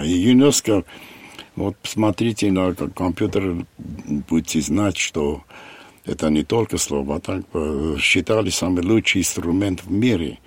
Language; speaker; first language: Russian; non-native, fluent; Armenian